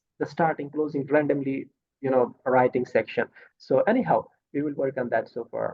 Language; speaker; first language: English; non-native, fluent; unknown